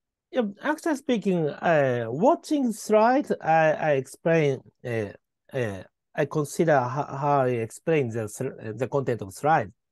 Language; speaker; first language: English; non-native, learner; Japanese